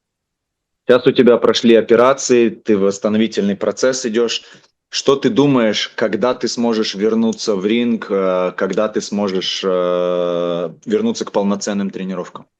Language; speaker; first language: Russian; native; Russian